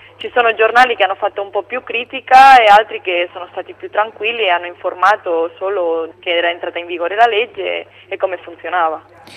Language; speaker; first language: Italian; non-native, fluent; Spanish